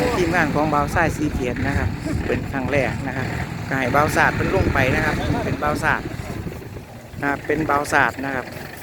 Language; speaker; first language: Thai; native; Thai